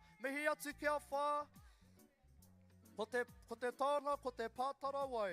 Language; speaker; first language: Māori; non-native, local second language; English